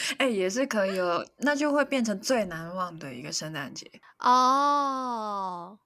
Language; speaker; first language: Chinese; non-native, local second language; Cantonese